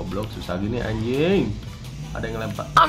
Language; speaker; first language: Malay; non-native, local second language; Sundanese